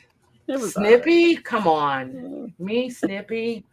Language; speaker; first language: English; native; English